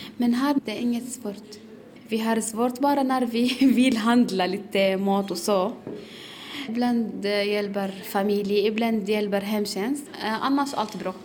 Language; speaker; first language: Swedish; non-native, learner; Arabic